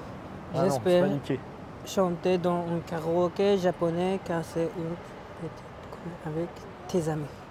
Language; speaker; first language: French; non-native, learner; Japanese